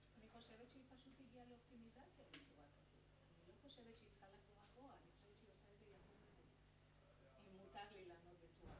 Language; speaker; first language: Hebrew; native; Hebrew